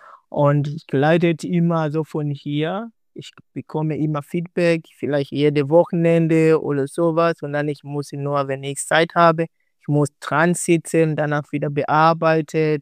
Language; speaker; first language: German; non-native, learner; Swahili